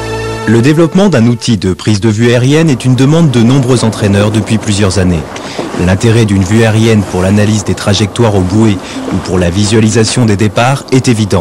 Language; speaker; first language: French; native; French